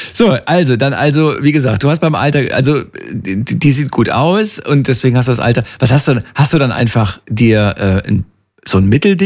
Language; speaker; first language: German; native; German